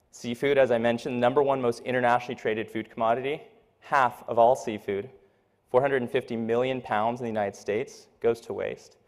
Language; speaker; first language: English; native; English